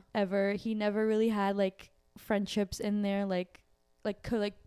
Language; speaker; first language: English; early bilingual, other home language; Portuguese